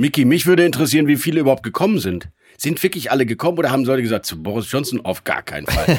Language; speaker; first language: German; native; German